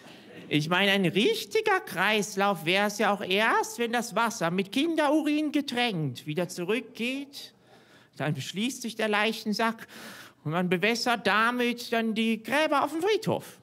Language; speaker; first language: German; native; German